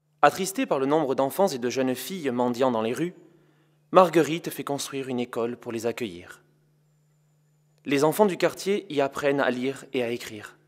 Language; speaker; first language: French; native; French